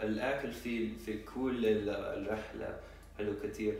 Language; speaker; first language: Arabic; non-native, learner; English